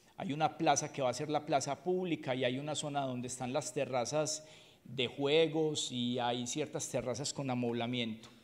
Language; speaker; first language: Spanish; native; Spanish